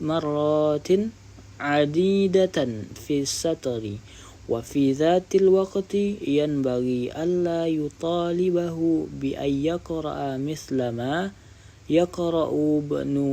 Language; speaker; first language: Arabic; non-native, learner; Indonesian